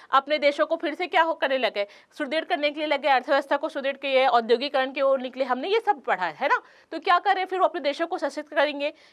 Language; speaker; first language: Hindi; native; Hindi